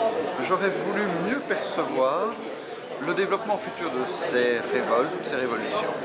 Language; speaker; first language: French; native; French